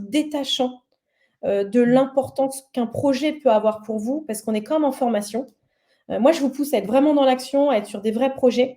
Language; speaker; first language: French; native; French